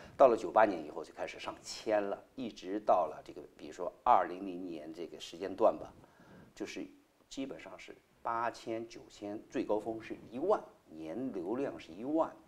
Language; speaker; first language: Chinese; native; Chinese